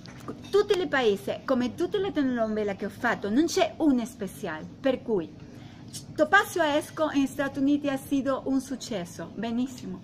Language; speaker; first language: Italian; non-native, learner; Spanish